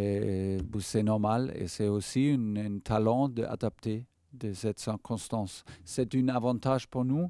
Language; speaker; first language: French; non-native, fluent; German